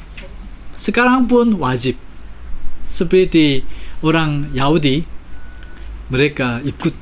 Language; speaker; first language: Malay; non-native, fluent; Korean